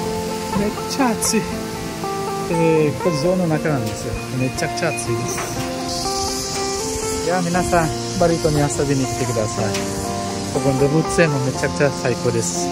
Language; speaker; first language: Japanese; non-native, fluent; Balinese